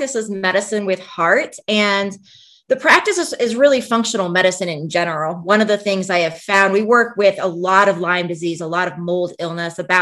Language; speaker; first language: English; native; English